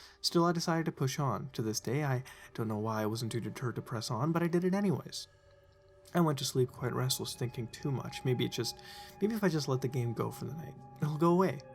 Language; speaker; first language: English; native; English